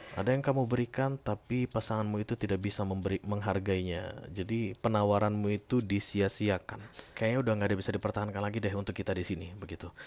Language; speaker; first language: Indonesian; native; Indonesian